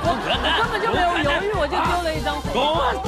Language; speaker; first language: Chinese; native; Chinese